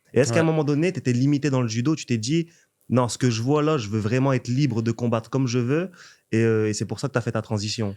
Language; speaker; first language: French; native; French